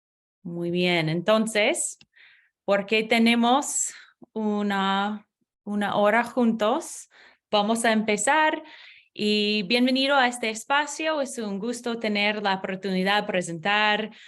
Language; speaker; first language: Spanish; non-native, learner; English